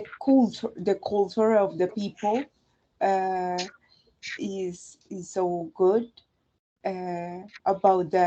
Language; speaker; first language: English; non-native, learner; Spanish